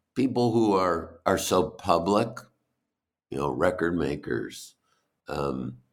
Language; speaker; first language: English; native; English